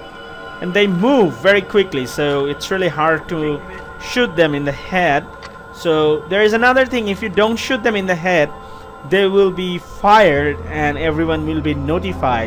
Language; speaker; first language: English; non-native, fluent; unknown